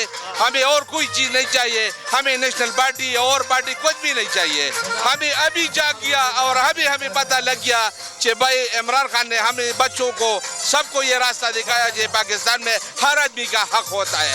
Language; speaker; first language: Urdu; non-native, local second language; Pashto